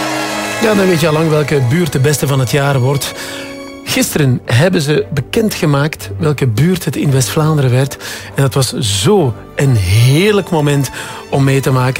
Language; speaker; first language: Dutch; native; Dutch